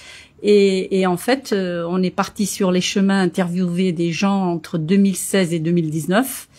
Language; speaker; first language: French; early bilingual, other home language; Portuguese